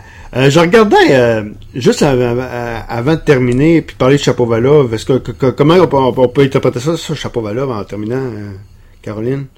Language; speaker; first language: French; native; French